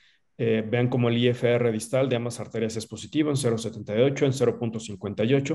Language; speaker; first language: Spanish; native; Spanish